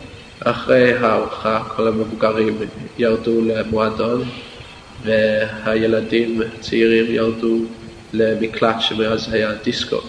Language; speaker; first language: Hebrew; non-native, fluent; English